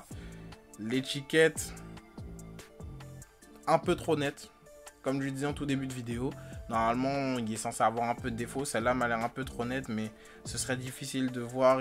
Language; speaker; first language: French; native; French